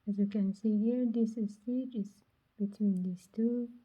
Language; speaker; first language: English; non-native, learner; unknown